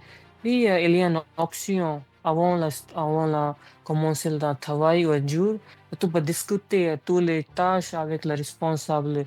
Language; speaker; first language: French; non-native, learner; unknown